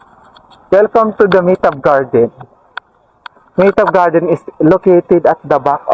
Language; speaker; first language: English; non-native, fluent; Filipino